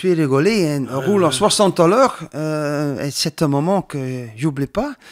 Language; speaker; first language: French; non-native, learner; Dutch